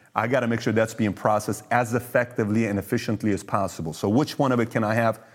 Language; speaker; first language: English; early bilingual, other home language; Persian